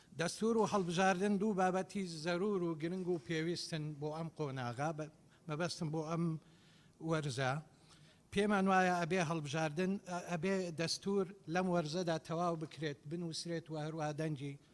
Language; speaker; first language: Central Kurdish; non-native, local second language; Assyrian Neo-Aramaic